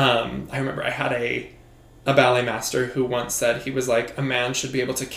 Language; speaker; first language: English; native; English